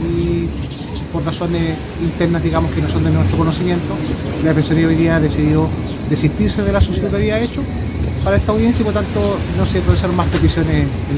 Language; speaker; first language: Spanish; native; Spanish